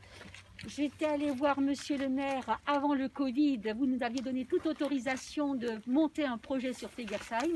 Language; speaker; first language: French; native; French